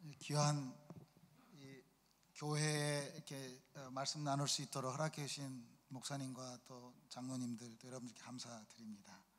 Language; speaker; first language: Korean; native; Korean